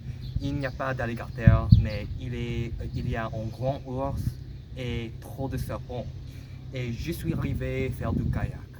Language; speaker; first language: French; non-native, learner; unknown